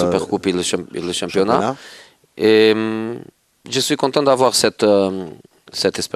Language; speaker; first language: French; non-native, fluent; Portuguese